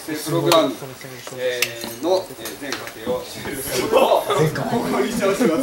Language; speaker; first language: Japanese; native; Japanese